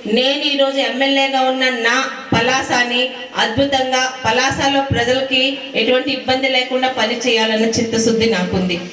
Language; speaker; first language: Telugu; native; Telugu